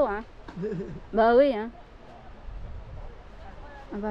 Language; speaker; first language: French; non-native, fluent; Filipino